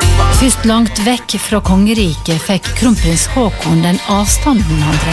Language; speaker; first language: Norwegian; native; Norwegian